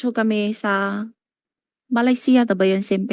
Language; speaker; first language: Filipino; non-native, learner; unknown